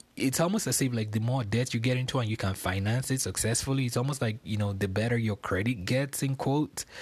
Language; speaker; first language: English; non-native, local second language; Yoruba